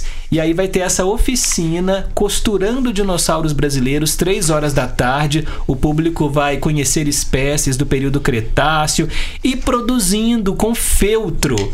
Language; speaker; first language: Portuguese; native; Portuguese